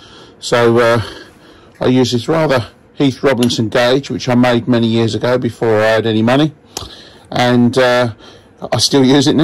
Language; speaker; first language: English; native; English